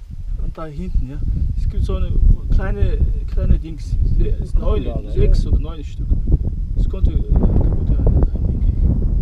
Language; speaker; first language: German; non-native, learner; Mongolian